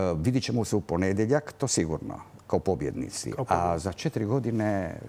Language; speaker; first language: Croatian; non-native, local second language; Italian